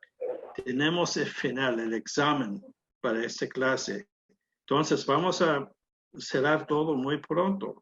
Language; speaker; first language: Spanish; non-native, learner; English